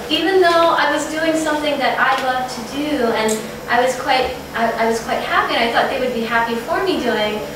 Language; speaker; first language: English; native; English